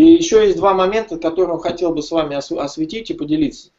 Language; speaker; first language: Russian; native; Russian